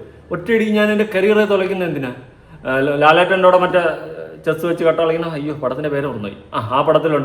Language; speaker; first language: Malayalam; native; Malayalam